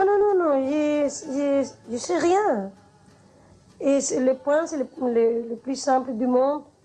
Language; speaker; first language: French; non-native, fluent; Spanish